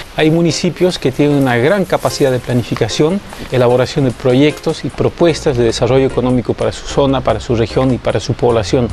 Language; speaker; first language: Spanish; non-native, fluent; Dutch